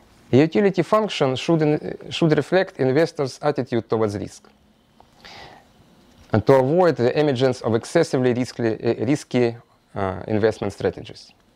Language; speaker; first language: English; non-native, fluent; Russian